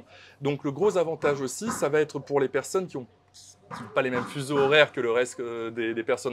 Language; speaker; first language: French; native; French